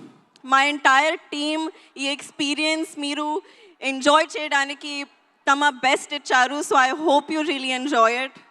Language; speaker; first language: Telugu; non-native, local second language; Hindi